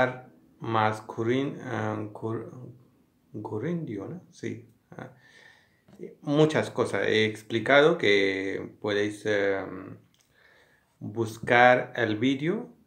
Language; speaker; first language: Spanish; non-native, learner; Hindi